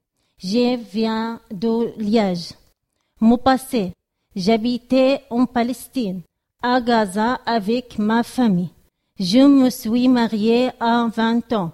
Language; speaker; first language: French; non-native, learner; Arabic